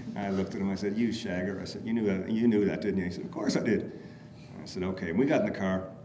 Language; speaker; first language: English; native; English